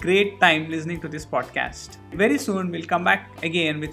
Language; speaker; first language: English; non-native, local second language; Telugu